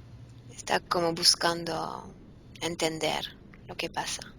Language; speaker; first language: Spanish; non-native, fluent; French